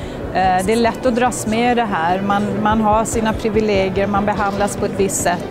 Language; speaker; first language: Swedish; native; Swedish